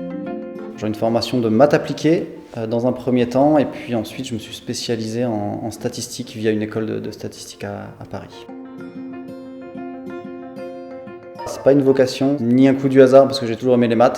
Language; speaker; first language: French; native; French